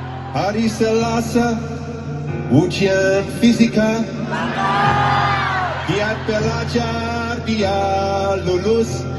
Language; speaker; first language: Indonesian; non-native, learner; English